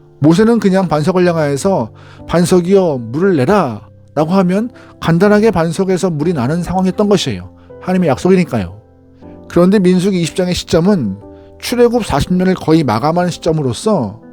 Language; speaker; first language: Korean; native; Korean